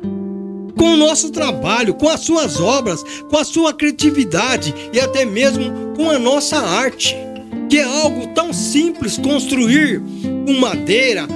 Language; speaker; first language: Portuguese; native; Portuguese